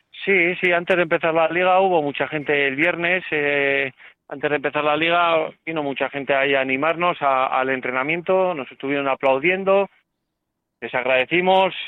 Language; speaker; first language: Spanish; native; Spanish